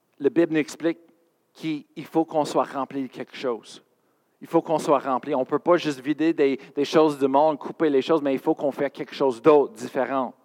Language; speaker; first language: French; non-native, fluent; English